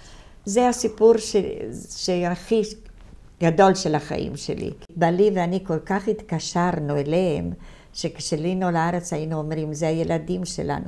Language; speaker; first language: Hebrew; non-native, fluent; Italian